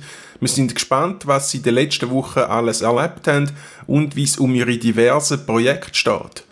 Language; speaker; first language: German; native; German